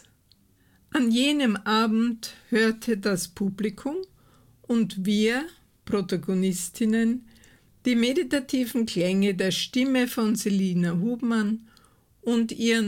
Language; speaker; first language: German; native; German